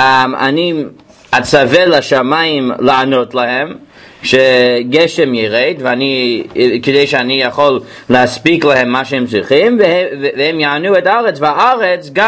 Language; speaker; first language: Hebrew; non-native, fluent; English